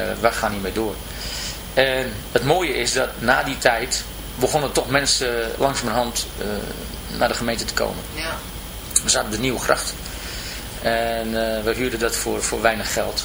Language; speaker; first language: Dutch; native; Dutch